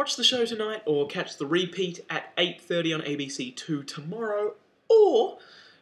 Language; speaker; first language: English; native; English